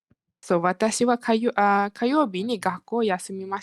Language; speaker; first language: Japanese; non-native, learner; Malay